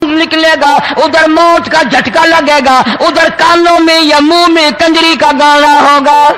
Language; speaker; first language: Urdu; non-native, local second language; Punjabi